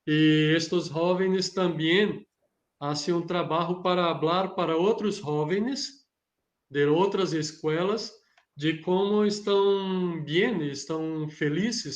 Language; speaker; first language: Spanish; non-native, learner; Portuguese